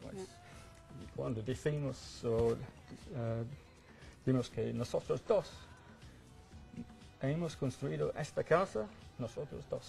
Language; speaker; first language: Spanish; non-native, fluent; English